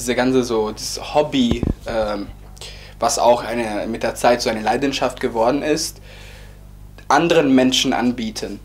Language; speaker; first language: German; non-native, fluent; Italian